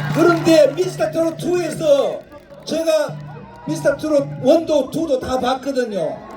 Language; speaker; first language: Korean; native; Korean